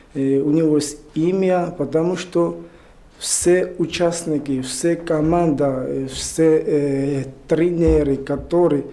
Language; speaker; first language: Russian; non-native, learner; Georgian